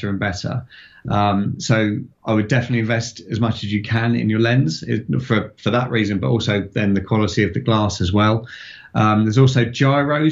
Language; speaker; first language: English; native; English